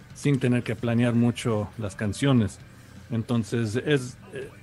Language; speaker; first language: Spanish; early bilingual, heritage; Spanish